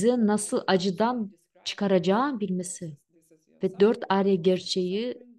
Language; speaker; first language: Turkish; non-native, fluent; Russian